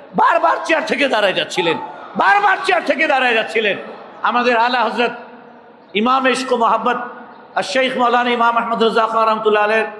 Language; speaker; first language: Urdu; non-native, fluent; Bangla